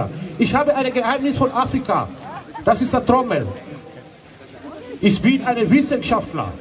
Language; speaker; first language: German; non-native, fluent; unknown